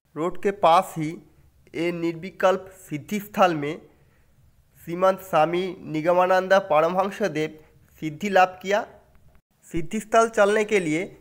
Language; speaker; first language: Hindi; non-native, local second language; Bangla